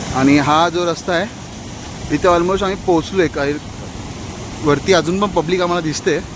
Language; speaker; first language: Marathi; non-native, local second language; Hindi